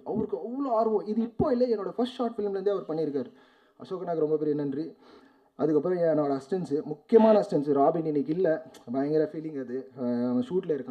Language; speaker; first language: Tamil; native; Tamil